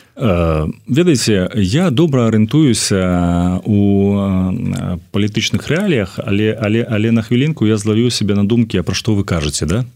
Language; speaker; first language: Belarusian; native; Belarusian